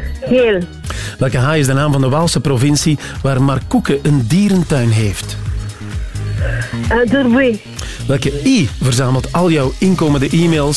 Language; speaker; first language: Dutch; native; Dutch